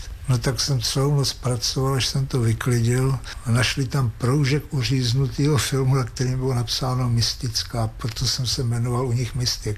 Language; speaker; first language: Czech; native; Czech